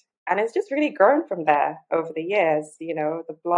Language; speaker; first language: English; non-native, local second language; Yoruba